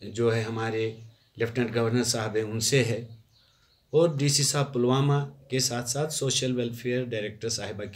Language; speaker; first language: Hindi; non-native, local second language; Kashmiri